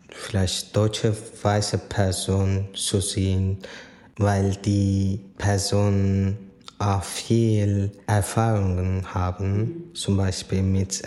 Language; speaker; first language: German; non-native, fluent; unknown